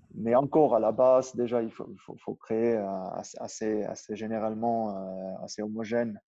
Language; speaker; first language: French; non-native, local second language; German